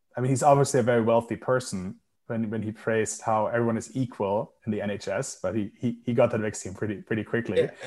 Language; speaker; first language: English; non-native, fluent; German